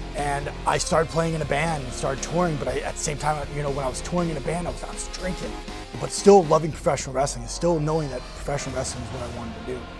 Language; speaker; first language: English; native; English